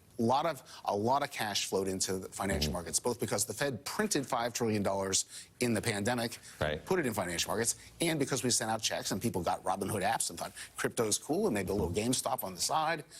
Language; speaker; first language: English; native; English